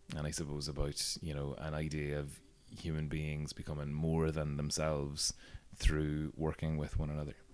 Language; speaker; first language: English; native; English